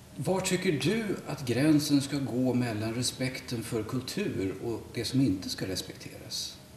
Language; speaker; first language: Swedish; native; Swedish